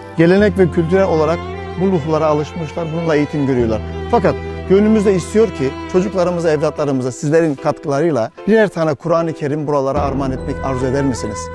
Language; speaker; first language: Turkish; native; Turkish